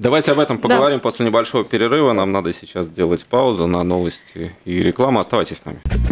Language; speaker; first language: Russian; native; Russian